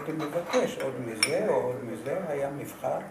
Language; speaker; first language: Hebrew; non-native, fluent; Hungarian